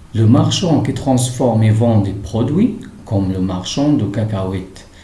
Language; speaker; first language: French; non-native, local second language; Arabic